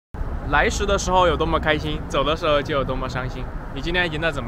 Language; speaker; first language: Chinese; native; Chinese